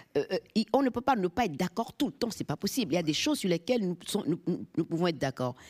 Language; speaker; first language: French; non-native, local second language; Fon